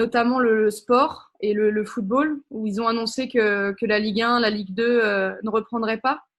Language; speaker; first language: French; native; French